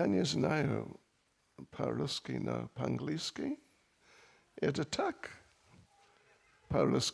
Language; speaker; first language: Russian; non-native, learner; English